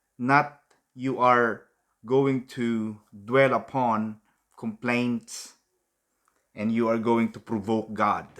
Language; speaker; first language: English; non-native, local second language; Filipino